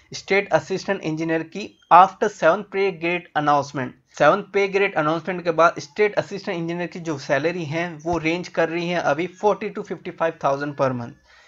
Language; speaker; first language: Hindi; native; Hindi